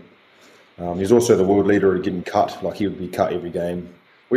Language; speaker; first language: English; native; English